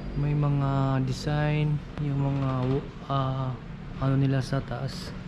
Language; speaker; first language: Filipino; non-native, local second language; Cebuano